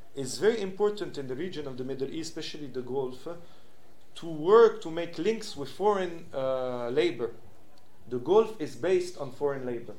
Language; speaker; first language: English; non-native, fluent; French